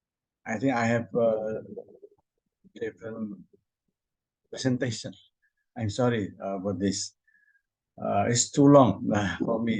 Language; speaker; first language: English; non-native, learner; Indonesian